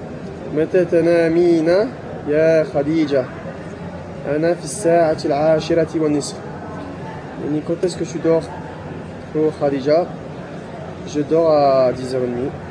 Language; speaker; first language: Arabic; non-native, learner; French